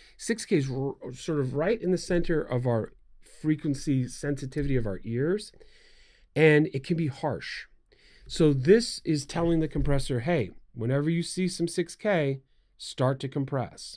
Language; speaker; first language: English; native; English